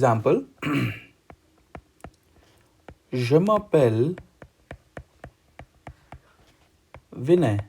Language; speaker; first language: French; non-native, learner; Hindi